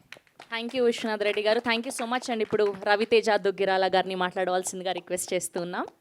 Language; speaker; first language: Telugu; native; Telugu